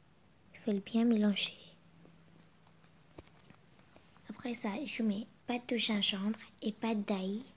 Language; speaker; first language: French; non-native, learner; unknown